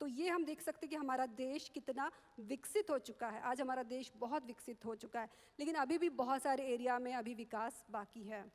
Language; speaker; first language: Hindi; non-native, local second language; Marathi